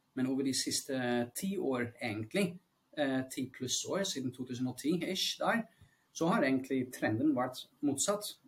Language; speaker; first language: Norwegian; non-native, fluent; Dutch